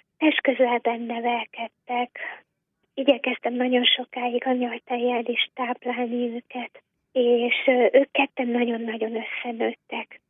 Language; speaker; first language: Hungarian; native; Hungarian